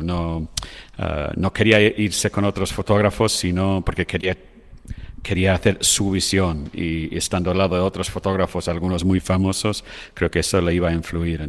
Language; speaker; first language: Spanish; non-native, fluent; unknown